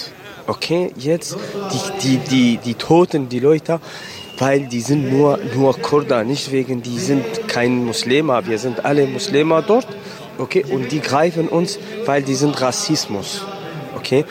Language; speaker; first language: German; non-native, learner; Kurdish